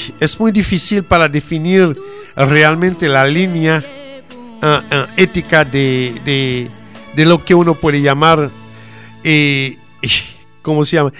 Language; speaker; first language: Spanish; non-native, fluent; Haitian Creole